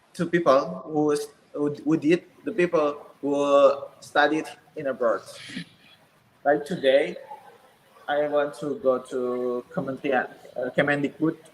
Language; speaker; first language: English; non-native, learner; Indonesian